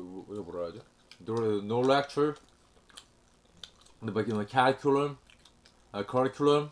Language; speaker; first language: English; non-native, learner; Korean